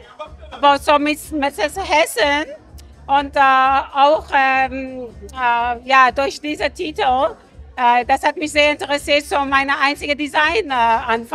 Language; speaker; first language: German; non-native, learner; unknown